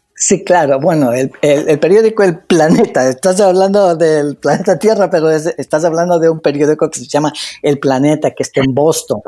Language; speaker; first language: Spanish; native; Spanish